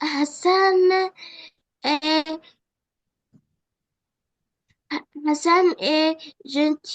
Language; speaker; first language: French; non-native, learner; Arabic